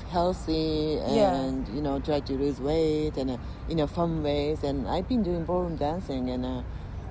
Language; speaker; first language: English; non-native, fluent; Japanese